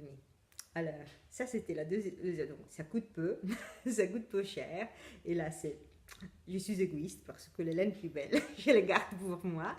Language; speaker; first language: French; non-native, fluent; Italian